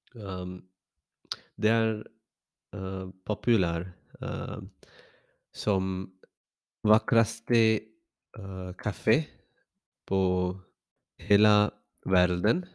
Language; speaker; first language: Swedish; non-native, learner; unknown